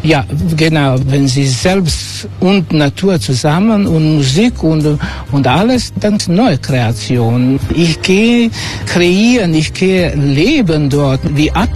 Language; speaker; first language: German; non-native, learner; Croatian